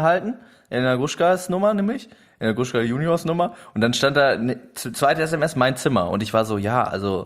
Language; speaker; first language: German; native; German